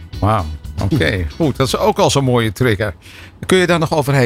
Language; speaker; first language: Dutch; native; Dutch